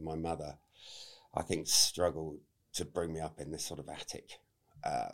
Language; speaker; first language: English; native; English